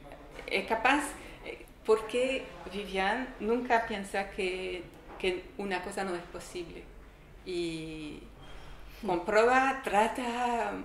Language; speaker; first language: Spanish; non-native, learner; French